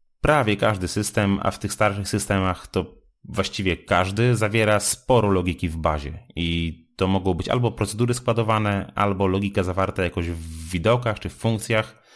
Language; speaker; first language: Polish; native; Polish